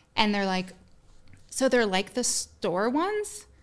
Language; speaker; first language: English; native; English